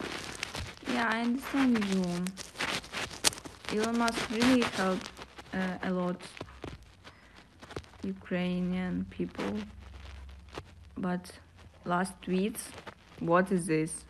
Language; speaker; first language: English; non-native, learner; Russian